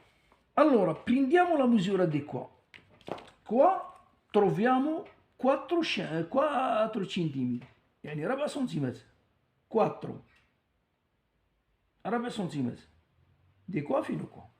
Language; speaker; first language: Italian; non-native, learner; Arabic